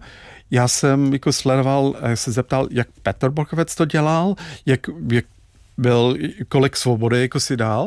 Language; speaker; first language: Czech; non-native, fluent; English